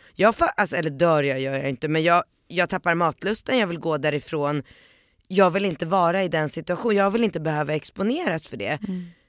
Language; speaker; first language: Swedish; early bilingual, other home language; Polish